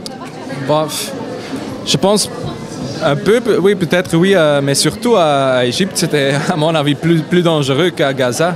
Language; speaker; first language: French; non-native, local second language; Dutch